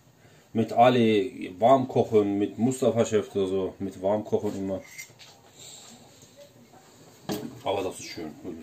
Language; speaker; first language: German; non-native, learner; Turkish